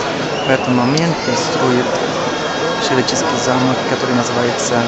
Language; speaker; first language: Russian; non-native, fluent; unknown